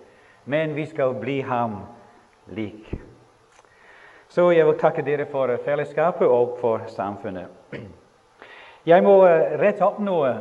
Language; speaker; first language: Norwegian; non-native, fluent; English